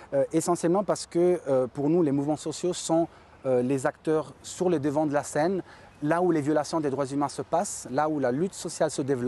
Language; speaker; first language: French; native; French